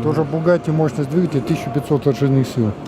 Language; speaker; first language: Russian; native; Russian